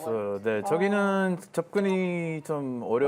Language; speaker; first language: Korean; non-native, fluent; Hebrew